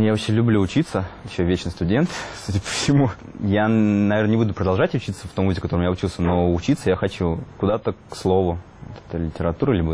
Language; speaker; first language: Russian; native; Russian